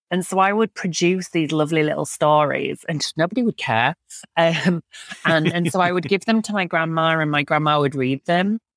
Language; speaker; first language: English; native; English